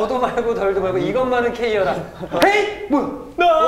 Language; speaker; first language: Korean; native; Korean